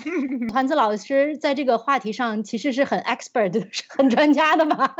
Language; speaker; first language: Chinese; native; Chinese